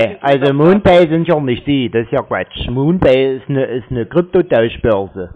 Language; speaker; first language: German; native; German